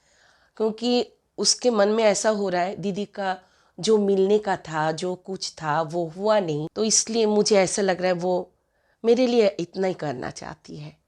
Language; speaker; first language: Hindi; non-native, local second language; Bangla